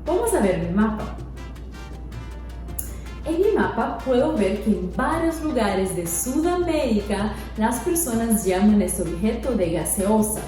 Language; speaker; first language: Spanish; non-native, fluent; Portuguese